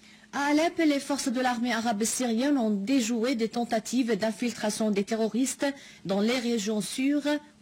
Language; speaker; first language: French; non-native, fluent; Arabic